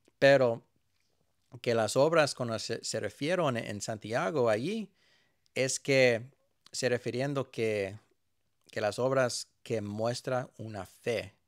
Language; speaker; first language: Spanish; early bilingual, heritage; Spanish